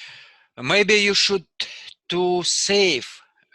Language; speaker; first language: English; non-native, learner; Russian